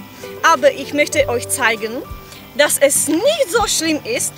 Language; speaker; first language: German; non-native, fluent; Czech